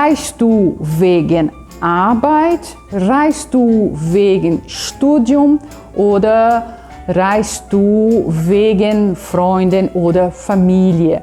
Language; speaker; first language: German; non-native, fluent; Portuguese